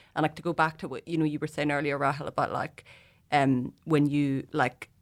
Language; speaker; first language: English; native; English